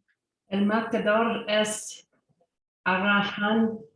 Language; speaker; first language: Spanish; non-native, learner; English